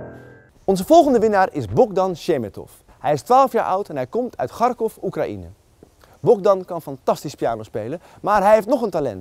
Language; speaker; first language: Dutch; native; Dutch